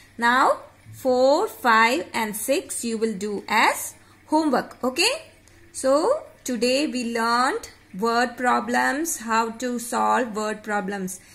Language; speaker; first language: English; non-native, local second language; Marathi